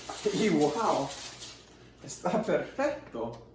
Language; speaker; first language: Spanish; non-native, learner; English